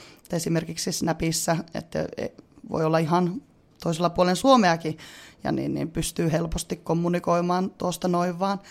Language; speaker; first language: Finnish; native; Finnish